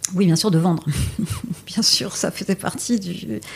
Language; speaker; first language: French; native; French